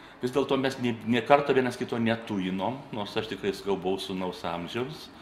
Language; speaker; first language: Lithuanian; native; Lithuanian